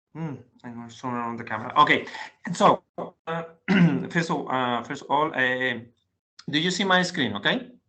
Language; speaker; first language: English; non-native, learner; Spanish